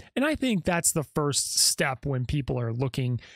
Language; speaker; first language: English; native; English